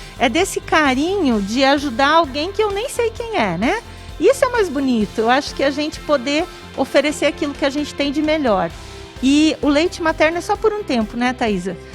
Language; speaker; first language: Portuguese; native; Portuguese